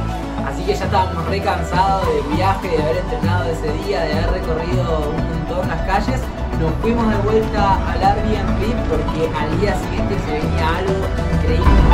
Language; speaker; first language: Spanish; native; Spanish